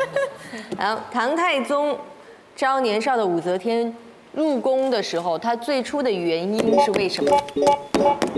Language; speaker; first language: Chinese; native; Chinese